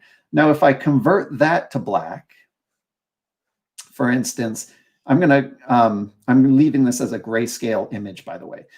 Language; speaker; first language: English; native; English